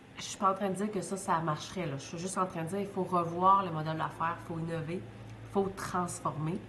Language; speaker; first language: French; native; French